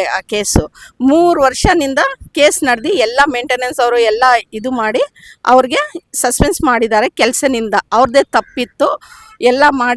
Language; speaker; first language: Kannada; non-native, local second language; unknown